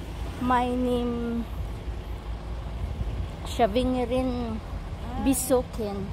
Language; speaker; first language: German; non-native, learner; Filipino